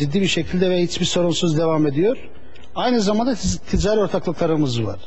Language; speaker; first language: Turkish; native; Turkish